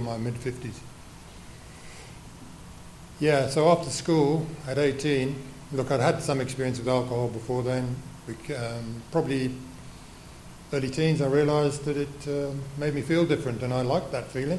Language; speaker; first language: English; native; English